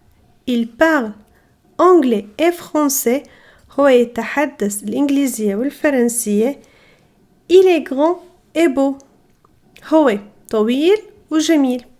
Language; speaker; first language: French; non-native, fluent; Arabic